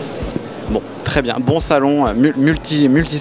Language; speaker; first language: French; native; French